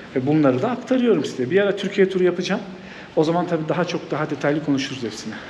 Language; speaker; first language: Turkish; native; Turkish